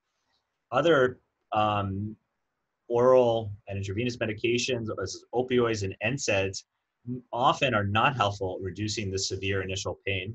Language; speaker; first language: English; native; English